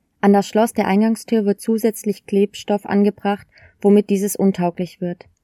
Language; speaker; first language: German; native; German